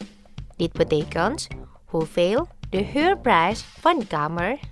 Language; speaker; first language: Dutch; non-native, fluent; Indonesian